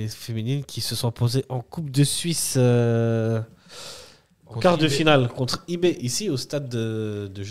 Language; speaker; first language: French; native; French